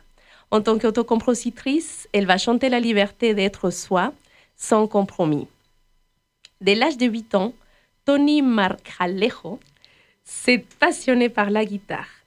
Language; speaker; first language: French; native; French